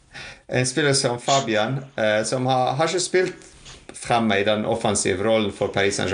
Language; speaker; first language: Norwegian; non-native, fluent; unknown